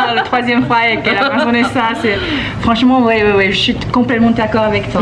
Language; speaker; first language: French; non-native, fluent; Chinese